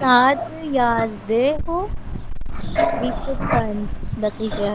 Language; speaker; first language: Persian; non-native, learner; Urdu